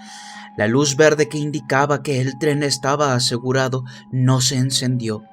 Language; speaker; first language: Spanish; native; Spanish